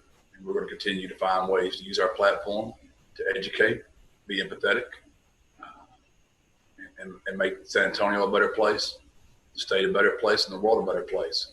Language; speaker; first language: English; native; English